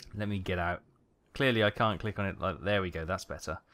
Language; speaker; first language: English; native; English